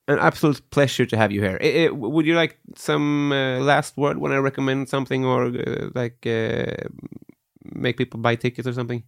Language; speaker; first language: English; non-native, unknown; Swedish